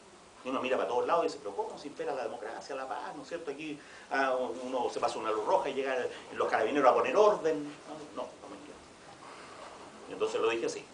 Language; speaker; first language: Spanish; native; Spanish